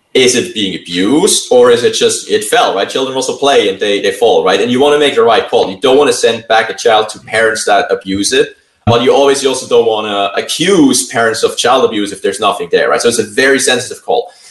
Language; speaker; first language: English; non-native, fluent; Swiss German